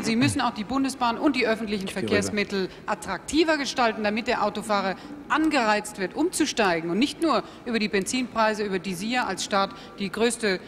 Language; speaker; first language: German; native; German